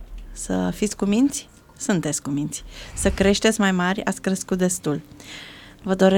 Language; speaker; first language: Romanian; native; Romanian